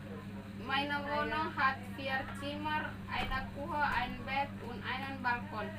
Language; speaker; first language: German; non-native, learner; Indonesian